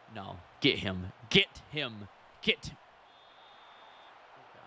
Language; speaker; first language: English; native; English